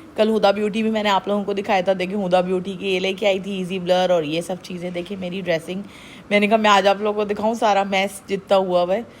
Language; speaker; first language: Urdu; native; Urdu